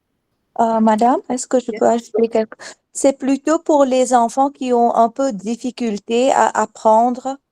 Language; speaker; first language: French; non-native, fluent; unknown